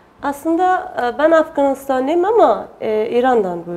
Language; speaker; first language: Turkish; non-native, fluent; Persian